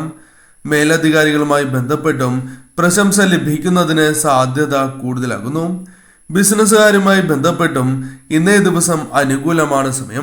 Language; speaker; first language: Malayalam; native; Malayalam